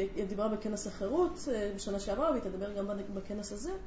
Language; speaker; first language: Hebrew; native; Hebrew